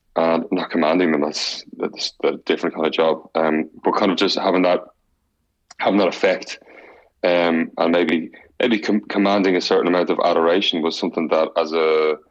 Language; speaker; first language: English; native; English